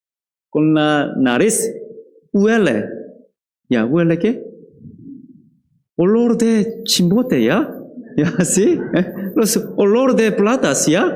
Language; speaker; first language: Spanish; non-native, fluent; Korean